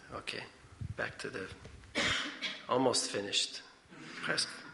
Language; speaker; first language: English; native; English